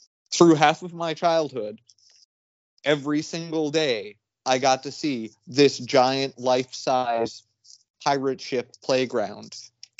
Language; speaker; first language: English; native; English